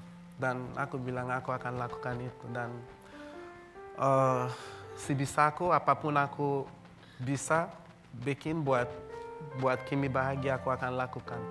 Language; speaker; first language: Indonesian; non-native, fluent; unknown